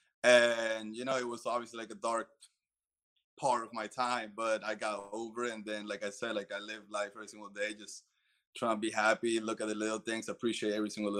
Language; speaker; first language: English; early bilingual, other home language; Spanish